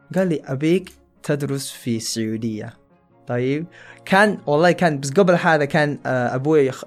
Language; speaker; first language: Arabic; non-native, fluent; Chinese